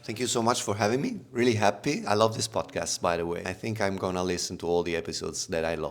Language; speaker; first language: English; non-native, fluent; Italian